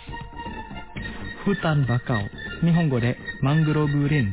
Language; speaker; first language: Japanese; non-native, fluent; Indonesian